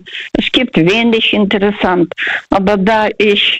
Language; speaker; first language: German; non-native, learner; Russian